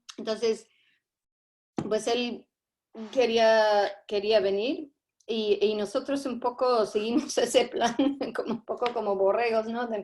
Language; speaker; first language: Spanish; non-native, fluent; English